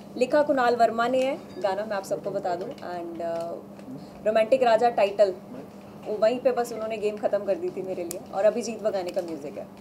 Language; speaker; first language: Hindi; non-native, local second language; Punjabi